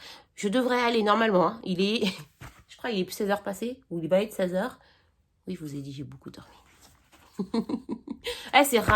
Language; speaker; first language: French; native; French